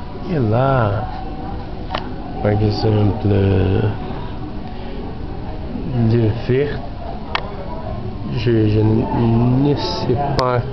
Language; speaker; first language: French; non-native, learner; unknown